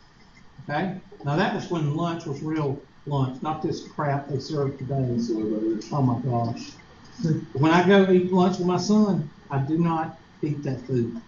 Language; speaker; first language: English; native; English